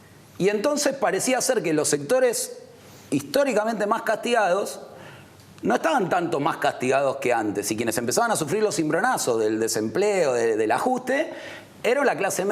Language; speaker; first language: Spanish; native; Spanish